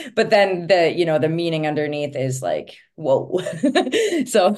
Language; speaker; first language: English; native; English